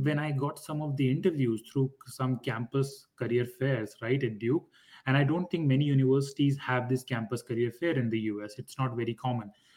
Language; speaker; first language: English; non-native, local second language; Hindi